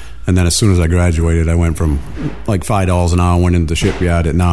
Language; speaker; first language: English; native; English